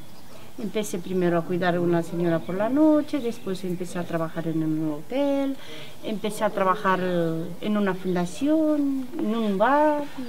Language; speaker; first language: Spanish; non-native, fluent; Romanian